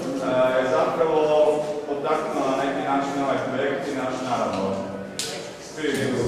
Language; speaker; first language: Croatian; native; Croatian